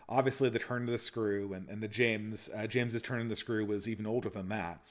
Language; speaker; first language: English; native; English